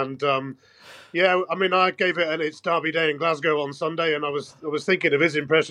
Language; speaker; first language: English; native; English